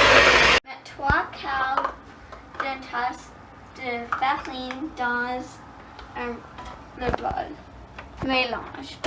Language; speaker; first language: French; non-native, learner; English